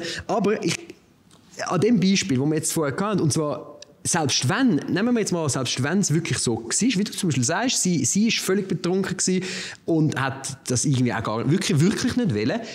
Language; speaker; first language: German; native; German